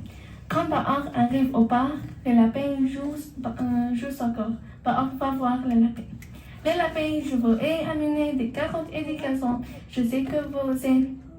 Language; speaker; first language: French; non-native, learner; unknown